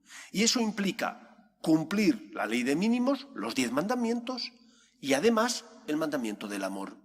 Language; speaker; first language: Spanish; native; Spanish